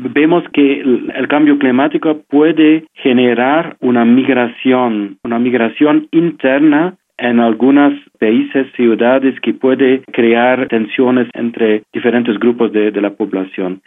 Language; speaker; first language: Spanish; non-native, fluent; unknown